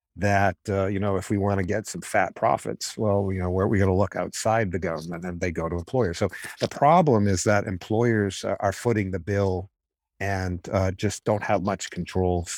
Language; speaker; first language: English; native; English